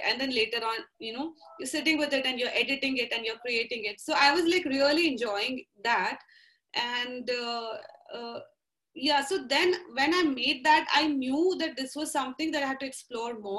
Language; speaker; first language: English; non-native, local second language; Marathi